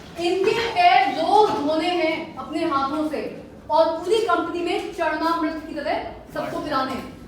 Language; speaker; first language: Hindi; native; Hindi